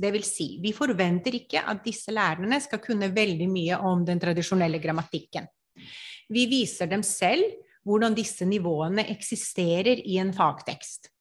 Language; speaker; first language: Norwegian; non-native, fluent; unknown